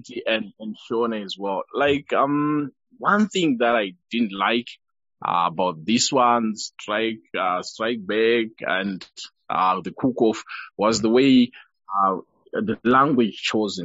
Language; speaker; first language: English; non-native, local second language; Shona